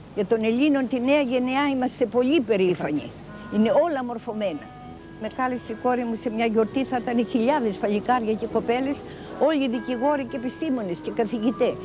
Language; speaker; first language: Greek; native; Greek